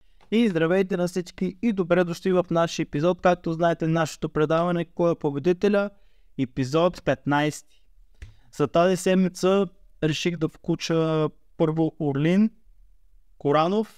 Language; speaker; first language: Bulgarian; native; Bulgarian